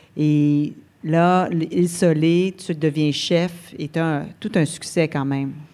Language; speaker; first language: French; native; French